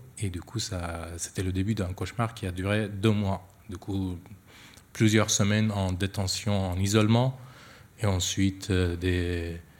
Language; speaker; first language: French; non-native, fluent; Persian